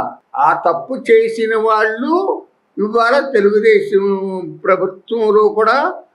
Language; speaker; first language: Telugu; native; Telugu